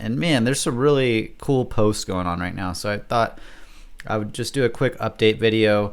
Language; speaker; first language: English; native; English